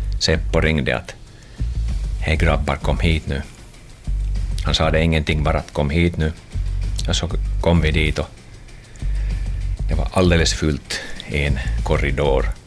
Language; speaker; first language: Swedish; non-native, local second language; Finnish